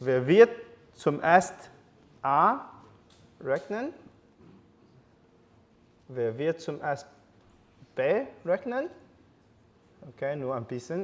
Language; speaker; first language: German; non-native, learner; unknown